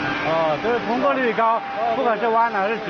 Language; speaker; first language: Chinese; native; Chinese